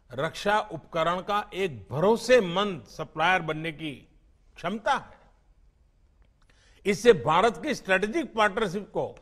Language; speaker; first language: Hindi; non-native, local second language; Gujarati